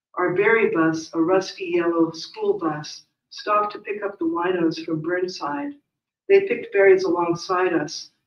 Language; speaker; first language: English; native; English